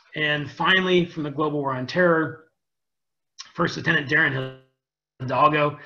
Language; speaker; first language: English; native; English